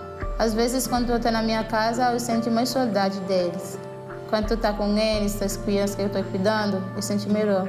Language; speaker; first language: Portuguese; non-native, learner; Haitian Creole